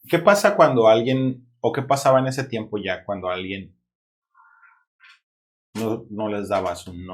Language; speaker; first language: Spanish; native; Spanish